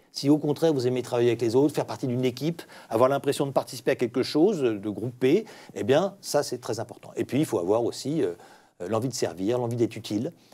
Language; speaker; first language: French; native; French